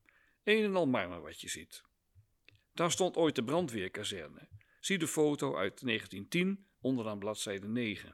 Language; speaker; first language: Dutch; native; Dutch